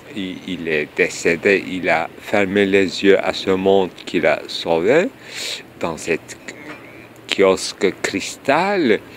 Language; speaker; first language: French; non-native, fluent; Turkish